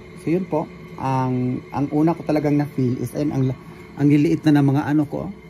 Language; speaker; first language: Filipino; native; Filipino